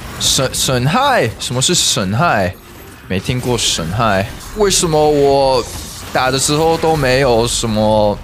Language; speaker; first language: Chinese; early bilingual, heritage; Chinese